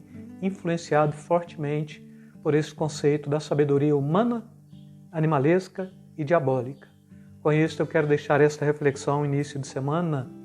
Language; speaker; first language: Portuguese; native; Portuguese